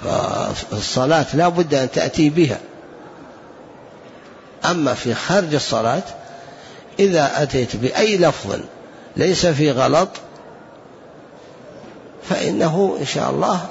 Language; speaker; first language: Arabic; native; Arabic